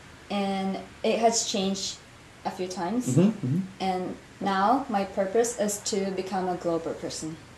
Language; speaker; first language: English; non-native, learner; Japanese